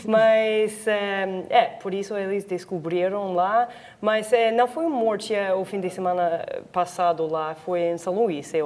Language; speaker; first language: Portuguese; non-native, fluent; English